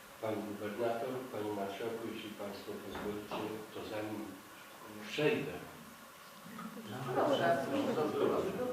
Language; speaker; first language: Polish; non-native, fluent; Ukrainian